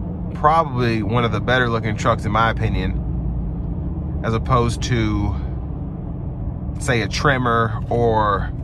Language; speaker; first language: English; native; English